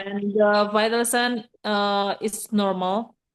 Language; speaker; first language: English; non-native, learner; Indonesian